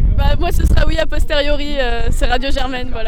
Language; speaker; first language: French; native; French